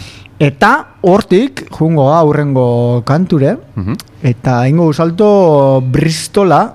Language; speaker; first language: Basque; native; Basque